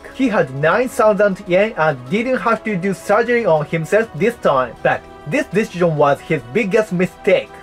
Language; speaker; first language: English; non-native, fluent; Japanese